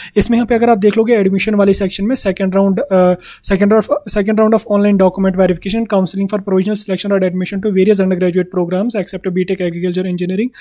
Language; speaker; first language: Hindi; non-native, local second language; Kashmiri